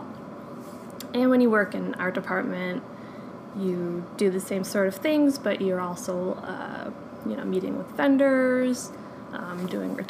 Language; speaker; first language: English; native; English